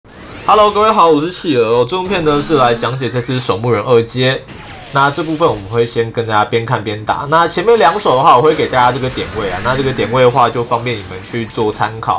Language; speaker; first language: Chinese; native; Chinese